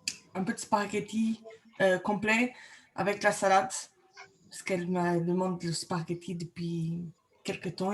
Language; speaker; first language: French; non-native, fluent; Portuguese